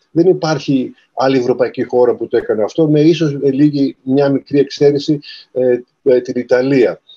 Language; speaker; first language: Greek; native; Greek